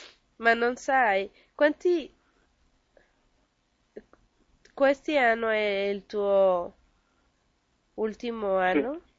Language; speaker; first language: Italian; non-native, learner; Spanish